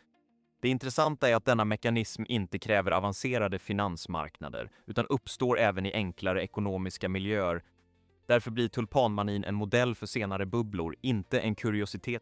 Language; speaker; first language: Swedish; native; Swedish